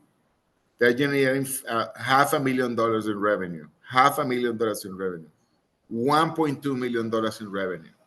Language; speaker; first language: English; non-native, fluent; Spanish